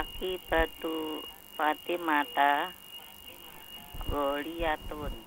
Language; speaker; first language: Arabic; non-native, learner; Indonesian